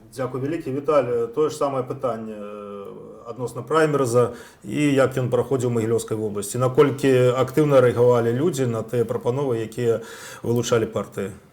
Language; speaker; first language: Belarusian; native; Belarusian